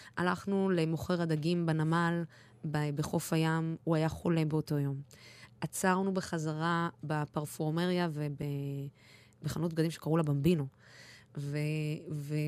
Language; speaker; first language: Hebrew; non-native, local second language; Arabic